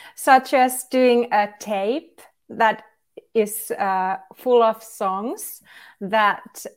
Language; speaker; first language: English; non-native, fluent; Finnish